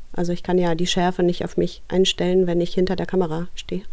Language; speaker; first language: German; early bilingual, other home language; Russian